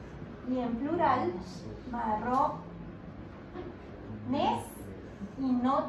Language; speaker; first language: Spanish; non-native, fluent; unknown